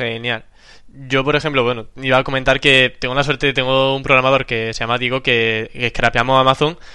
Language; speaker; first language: Spanish; native; Spanish